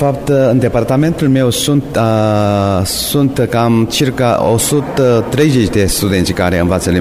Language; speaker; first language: Romanian; non-native, fluent; Korean